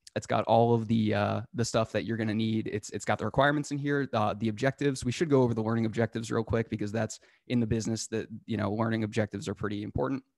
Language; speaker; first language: English; native; English